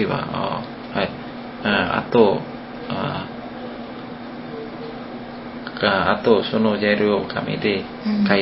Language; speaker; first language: Japanese; non-native, learner; Indonesian